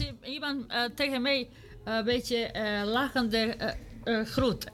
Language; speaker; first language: Dutch; non-native, learner; Serbian